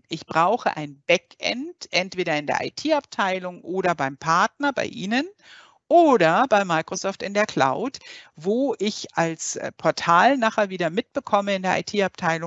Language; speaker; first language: German; native; German